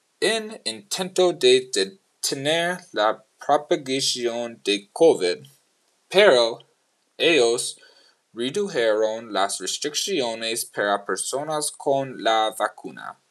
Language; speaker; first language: Spanish; non-native, learner; English